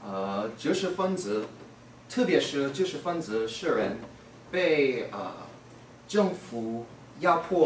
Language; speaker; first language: Chinese; non-native, learner; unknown